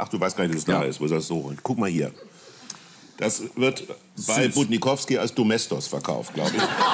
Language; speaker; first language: German; native; German